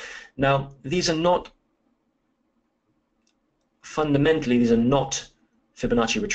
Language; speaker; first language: English; native; English